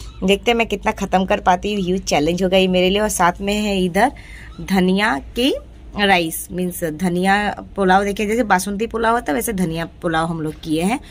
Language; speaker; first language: Hindi; non-native, local second language; Bangla